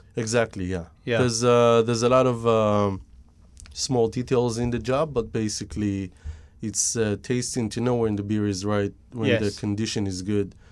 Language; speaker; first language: English; non-native, fluent; Hebrew